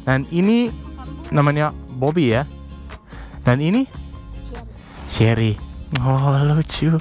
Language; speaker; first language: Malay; non-native, learner; Danish